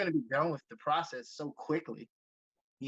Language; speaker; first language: English; native; English